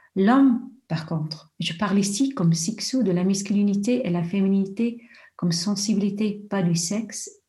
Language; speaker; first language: French; non-native, local second language; German